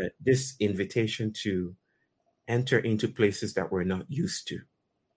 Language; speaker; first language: English; non-native, local second language; Yoruba